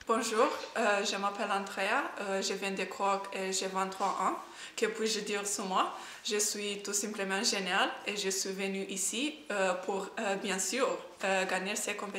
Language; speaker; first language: French; non-native, learner; English